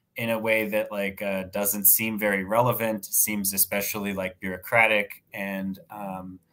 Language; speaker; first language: English; native; English